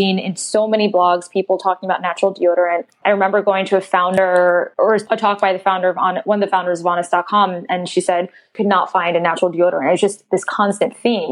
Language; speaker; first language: English; native; English